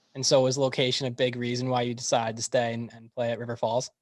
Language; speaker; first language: English; native; English